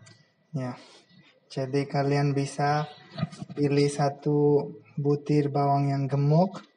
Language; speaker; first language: Indonesian; non-native, fluent; Bangla